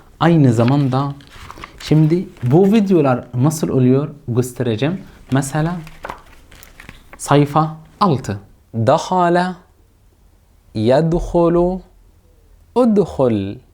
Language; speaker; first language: Turkish; non-native, fluent; Arabic